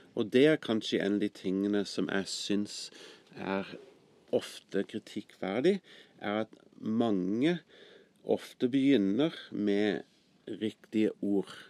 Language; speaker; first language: Norwegian; non-native, fluent; English